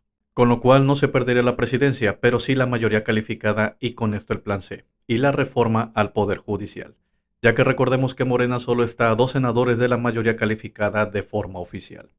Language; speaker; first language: Spanish; native; Spanish